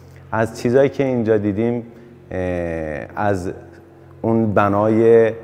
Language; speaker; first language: Persian; native; Persian